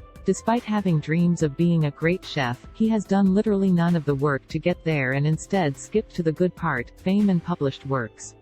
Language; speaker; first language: English; native; English